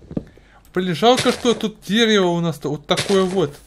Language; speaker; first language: Russian; native; Russian